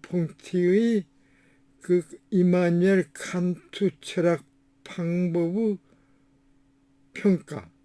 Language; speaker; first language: Korean; native; Korean